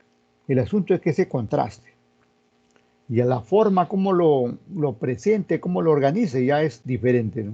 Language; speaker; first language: Spanish; native; Spanish